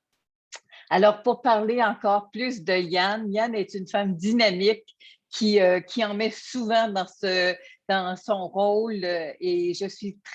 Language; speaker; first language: French; native; French